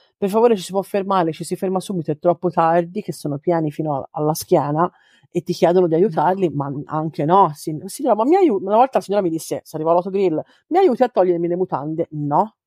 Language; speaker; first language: Italian; native; Italian